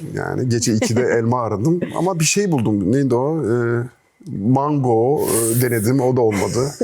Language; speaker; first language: Turkish; non-native, fluent; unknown